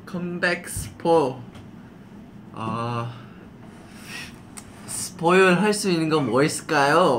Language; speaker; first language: Korean; non-native, fluent; English